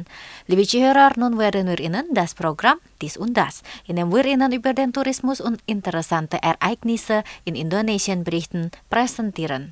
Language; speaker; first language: German; non-native, fluent; Indonesian